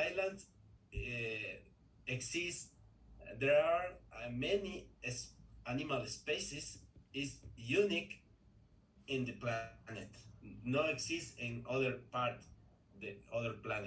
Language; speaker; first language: English; non-native, learner; Spanish